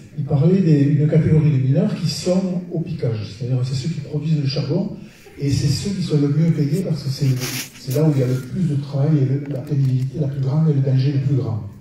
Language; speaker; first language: French; native; French